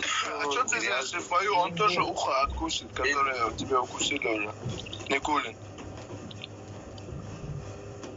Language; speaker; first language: Russian; native; Russian